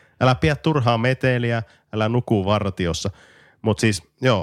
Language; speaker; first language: Finnish; native; Finnish